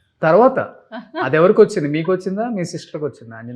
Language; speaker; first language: Telugu; native; Telugu